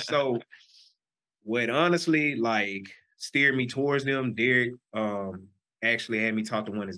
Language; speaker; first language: English; native; English